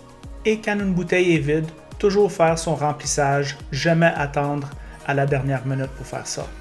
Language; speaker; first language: French; native; French